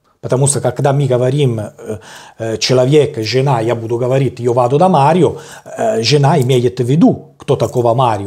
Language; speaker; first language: Russian; non-native, learner; Italian